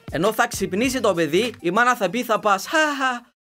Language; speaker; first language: Greek; native; Greek